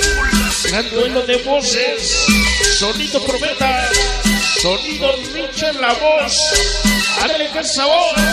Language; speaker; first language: Spanish; native; Spanish